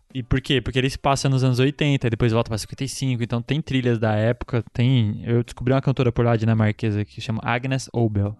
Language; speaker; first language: Portuguese; native; Portuguese